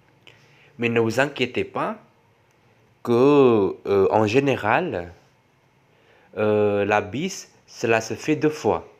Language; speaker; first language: French; non-native, fluent; Javanese